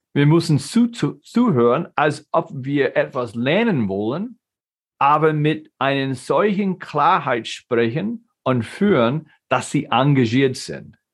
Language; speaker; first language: German; non-native, fluent; English